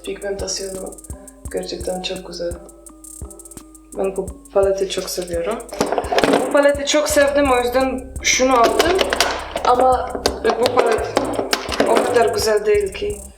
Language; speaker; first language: Turkish; non-native, learner; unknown